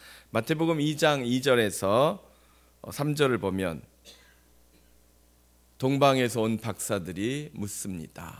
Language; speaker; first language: Korean; native; Korean